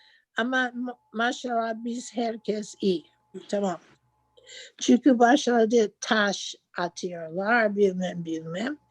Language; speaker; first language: Turkish; non-native, learner; English